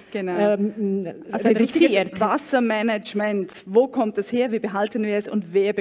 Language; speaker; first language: German; native; German